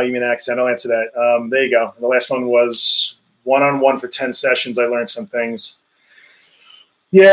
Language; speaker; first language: English; native; English